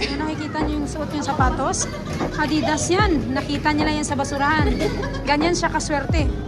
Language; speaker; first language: Filipino; native; Filipino